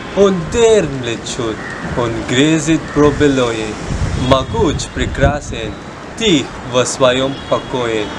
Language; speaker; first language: Russian; non-native, learner; Tamil